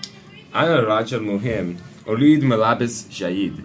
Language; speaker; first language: Arabic; non-native, learner; English